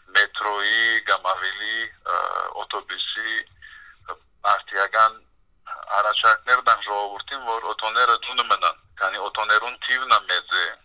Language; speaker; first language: Armenian; early bilingual, heritage; Armenian